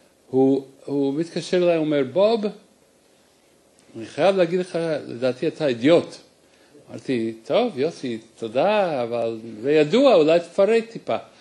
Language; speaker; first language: Hebrew; non-native, fluent; English